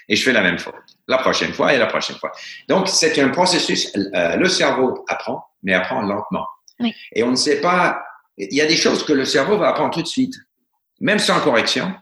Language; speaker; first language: French; non-native, fluent; English